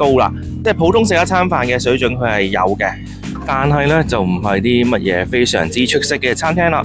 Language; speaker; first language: Cantonese; native; Cantonese